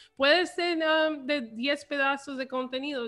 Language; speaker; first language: Spanish; early bilingual, heritage; English